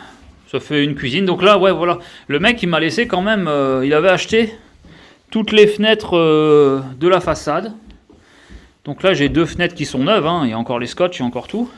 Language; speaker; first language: French; native; French